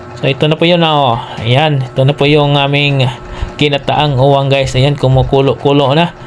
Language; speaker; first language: Filipino; non-native, local second language; Cebuano